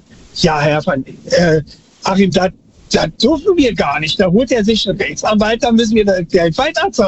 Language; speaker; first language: German; native; German